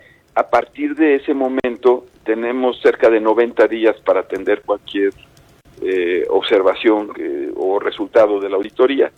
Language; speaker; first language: Spanish; native; Spanish